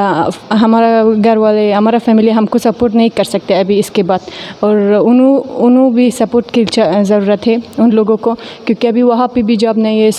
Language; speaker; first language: Hindi; non-native, fluent; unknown